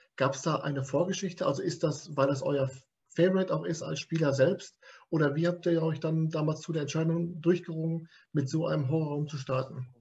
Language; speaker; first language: German; native; German